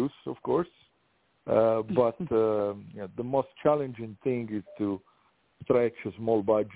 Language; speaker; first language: English; non-native, fluent; Italian